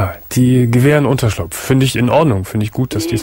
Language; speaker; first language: German; native; German